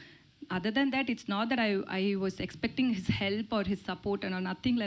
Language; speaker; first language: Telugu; non-native, learner; Tamil